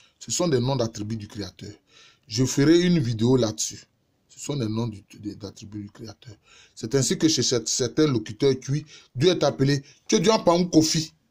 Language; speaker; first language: French; non-native, local second language; Baoulé